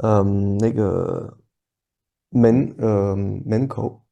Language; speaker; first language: Chinese; non-native, learner; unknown